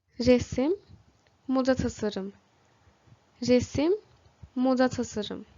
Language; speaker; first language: Turkish; non-native, fluent; Bangla